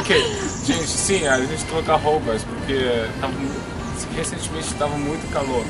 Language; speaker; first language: Portuguese; non-native, learner; Chinese